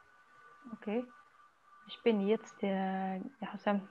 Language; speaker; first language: German; non-native, learner; Arabic